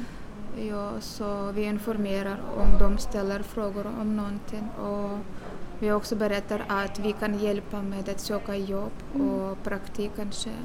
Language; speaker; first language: Swedish; non-native, learner; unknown